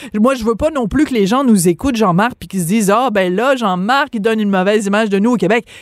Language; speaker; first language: French; native; French